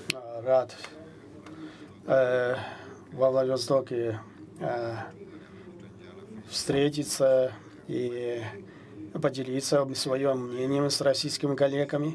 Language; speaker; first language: Russian; non-native, fluent; Chinese